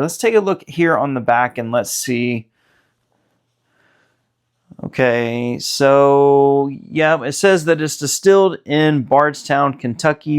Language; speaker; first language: English; native; English